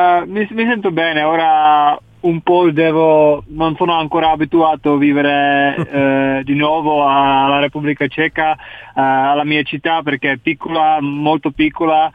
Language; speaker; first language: Italian; non-native, learner; Czech